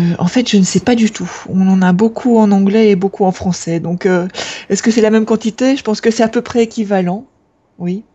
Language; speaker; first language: French; native; French